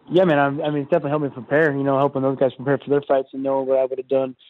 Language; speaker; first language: English; native; English